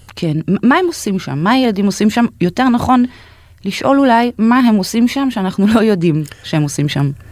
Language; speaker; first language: Hebrew; native; Hebrew